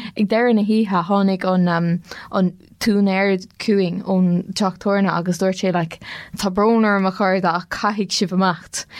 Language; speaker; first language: Irish; non-native, local second language; English